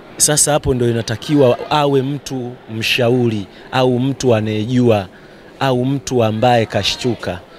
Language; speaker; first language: Swahili; native; Swahili